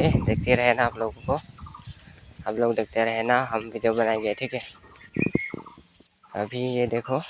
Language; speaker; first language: Hindi; non-native, local second language; Karbi